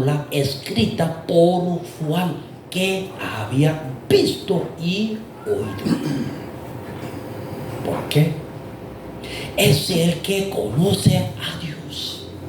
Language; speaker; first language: Spanish; non-native, fluent; Korean